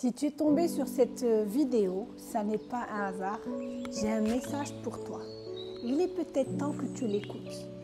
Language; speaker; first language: French; non-native, local second language; Arabic